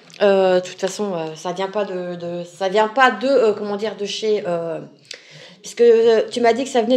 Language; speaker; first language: French; native; French